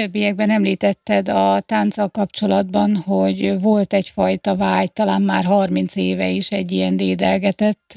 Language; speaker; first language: Hungarian; native; Hungarian